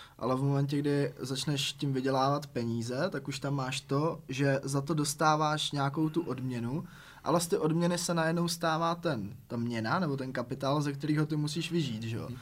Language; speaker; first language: Czech; native; Czech